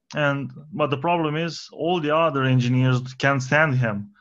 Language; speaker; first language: English; non-native, fluent; Romanian